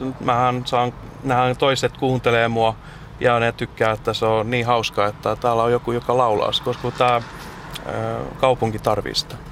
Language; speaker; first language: Finnish; early bilingual, heritage; Finnish